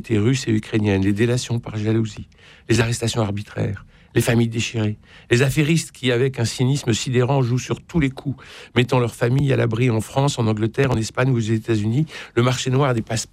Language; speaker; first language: French; native; French